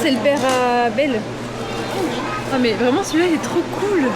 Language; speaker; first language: French; native; French